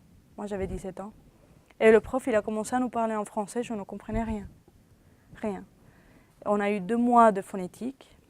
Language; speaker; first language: French; non-native, fluent; Spanish